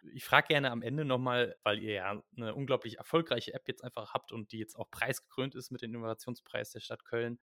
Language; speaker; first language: German; native; German